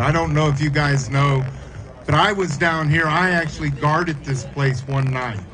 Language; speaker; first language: English; native; English